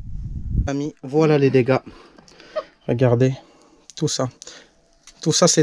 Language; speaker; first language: French; native; French